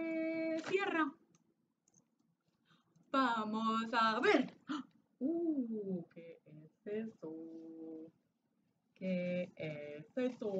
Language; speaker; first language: Spanish; non-native, fluent; English